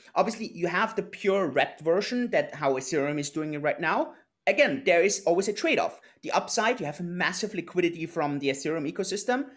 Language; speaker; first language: English; non-native, fluent; German